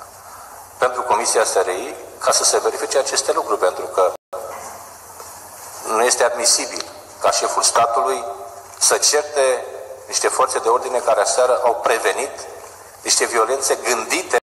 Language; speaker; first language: Romanian; native; Romanian